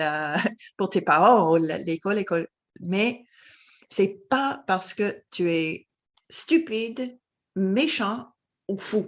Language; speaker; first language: French; non-native, fluent; English